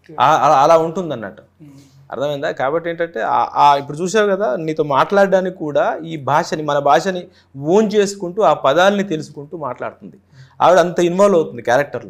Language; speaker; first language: Telugu; native; Telugu